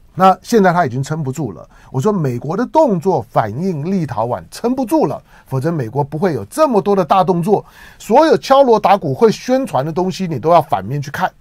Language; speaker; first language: Chinese; native; Chinese